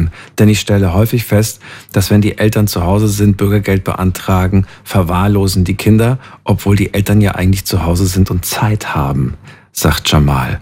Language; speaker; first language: German; native; German